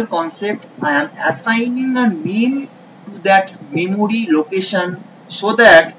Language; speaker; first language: English; non-native, local second language; Bangla